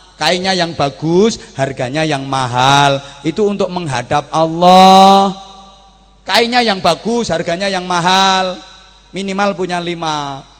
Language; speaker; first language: Indonesian; non-native, local second language; Javanese